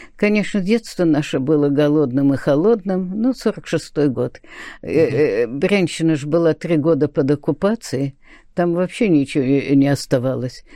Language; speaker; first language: Russian; early bilingual, other home language; Spanish